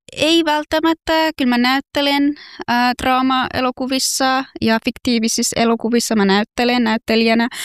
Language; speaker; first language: Finnish; non-native, fluent; Persian